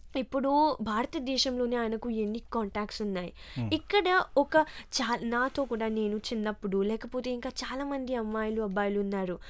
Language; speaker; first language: Telugu; early bilingual, heritage; Telugu